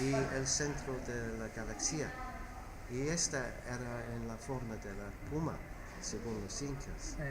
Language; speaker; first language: Spanish; non-native, fluent; English